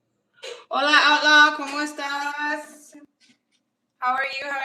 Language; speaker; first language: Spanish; non-native, learner; English